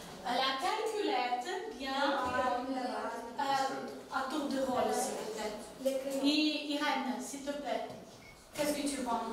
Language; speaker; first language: French; non-native, fluent; Ukrainian